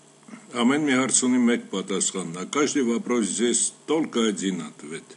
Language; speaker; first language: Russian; non-native, local second language; Armenian